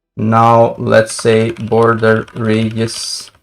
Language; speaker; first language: English; non-native, fluent; Albanian